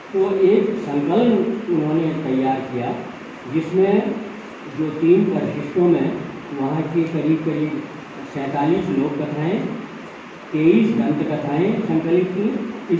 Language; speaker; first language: Hindi; native; Hindi